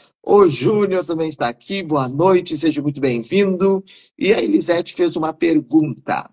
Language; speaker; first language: Portuguese; native; Portuguese